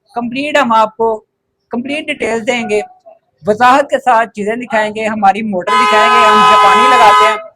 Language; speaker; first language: Urdu; non-native, local second language; Punjabi